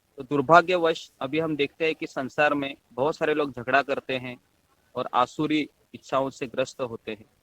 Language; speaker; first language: Hindi; non-native, local second language; Marathi